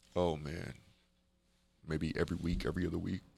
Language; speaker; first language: English; native; English